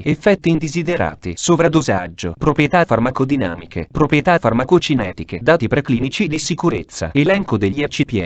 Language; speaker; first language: Italian; native; Italian